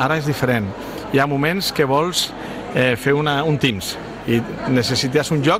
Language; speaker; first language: Catalan; non-native, local second language; Spanish